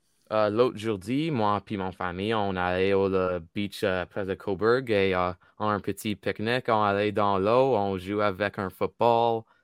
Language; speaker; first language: French; non-native, learner; English